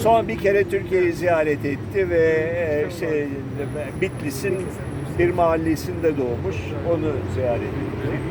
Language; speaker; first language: Turkish; native; Turkish